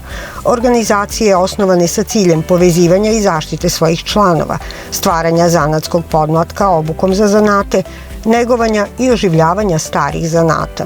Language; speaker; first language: Serbian; native; Serbian